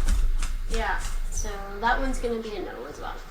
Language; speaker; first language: English; native; English